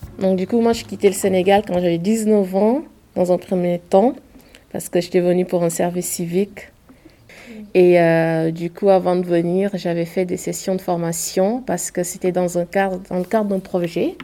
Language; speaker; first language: French; non-native, local second language; Wolof